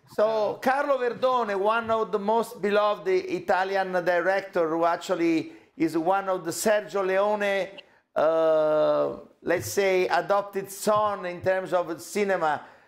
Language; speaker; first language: English; non-native, fluent; Italian